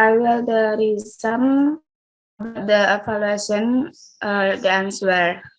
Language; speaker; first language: English; non-native, learner; Indonesian